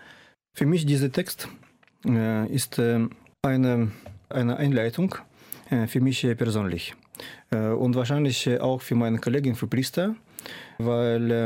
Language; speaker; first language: German; non-native, fluent; Russian